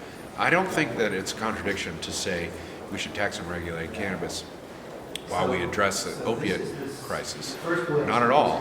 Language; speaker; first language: English; native; English